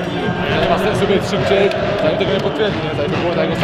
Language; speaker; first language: Polish; native; Polish